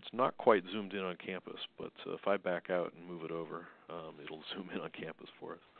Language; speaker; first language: English; native; English